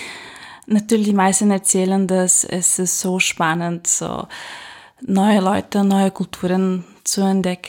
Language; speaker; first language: German; non-native, fluent; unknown